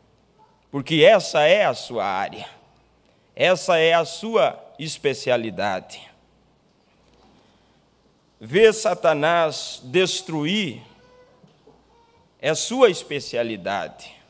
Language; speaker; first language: Portuguese; native; Portuguese